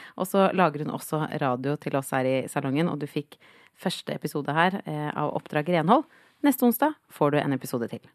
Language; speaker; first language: Norwegian; native; Norwegian